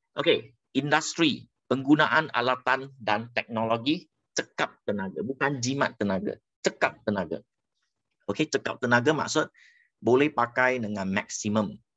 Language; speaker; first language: Malay; non-native, local second language; Chinese